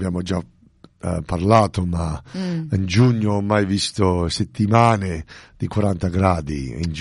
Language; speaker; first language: Italian; early bilingual, heritage; Italian